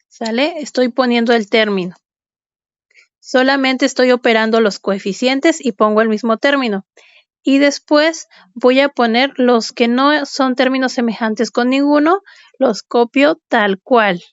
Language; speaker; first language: Spanish; native; Spanish